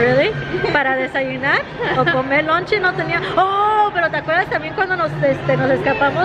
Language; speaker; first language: Spanish; early bilingual, heritage; Spanish